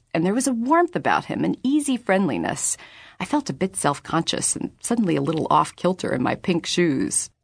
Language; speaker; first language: English; native; English